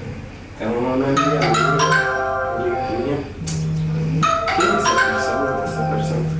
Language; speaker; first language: Spanish; non-native, learner; Haitian Creole